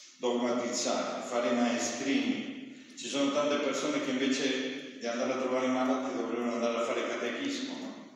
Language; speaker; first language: Italian; non-native, fluent; Spanish